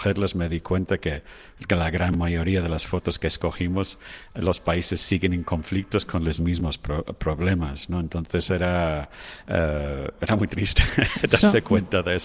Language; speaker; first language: Spanish; non-native, fluent; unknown